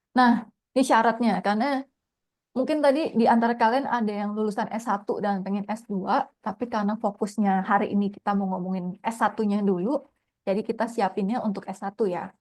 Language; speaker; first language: Indonesian; native; Indonesian